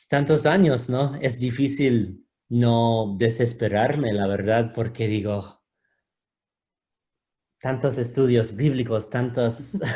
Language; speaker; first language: Spanish; non-native, fluent; English